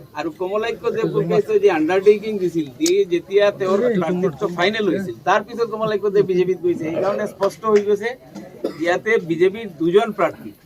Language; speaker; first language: Assamese; non-native, local second language; Bangla